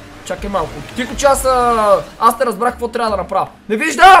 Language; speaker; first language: Bulgarian; native; Bulgarian